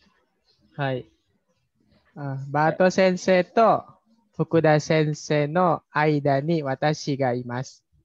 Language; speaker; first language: Japanese; non-native, learner; Indonesian